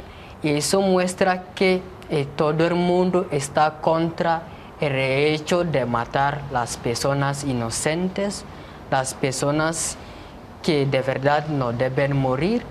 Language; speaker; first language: Spanish; non-native, fluent; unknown